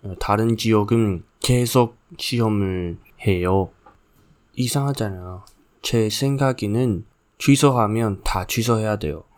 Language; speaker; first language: Korean; non-native, learner; Chinese